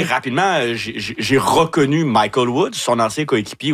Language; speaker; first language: French; native; French